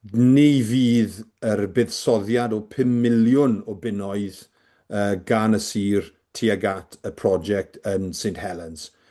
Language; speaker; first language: Welsh; native; Welsh